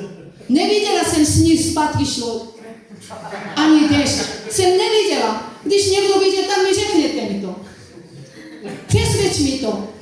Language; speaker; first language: Czech; non-native, fluent; Korean